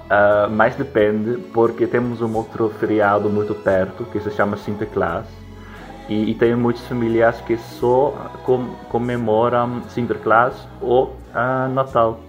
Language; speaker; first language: Portuguese; non-native, fluent; Dutch